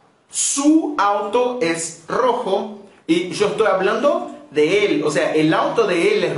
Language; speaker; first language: Spanish; non-native, fluent; Portuguese